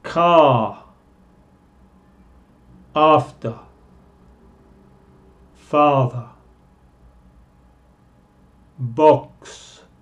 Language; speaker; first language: English; non-native, fluent; Spanish